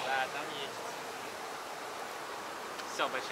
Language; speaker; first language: Russian; native; Russian